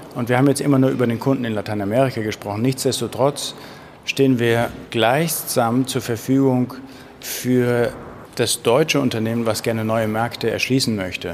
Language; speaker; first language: German; native; German